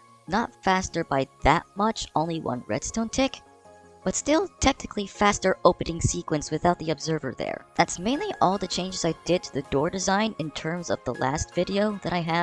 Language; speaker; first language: English; native; English